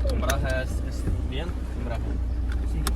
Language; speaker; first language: Spanish; non-native, learner; Ukrainian